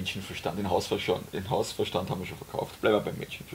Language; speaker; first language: German; native; German